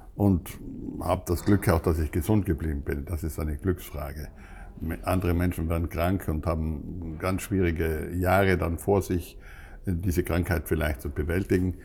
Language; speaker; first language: German; native; German